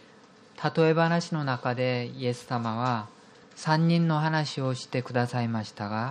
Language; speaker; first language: Japanese; non-native, fluent; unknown